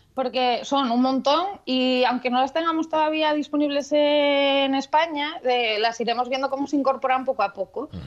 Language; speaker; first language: Spanish; native; Spanish